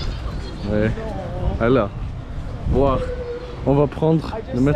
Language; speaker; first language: French; non-native, learner; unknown